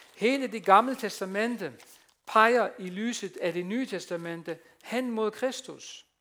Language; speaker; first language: Danish; non-native, fluent; Dutch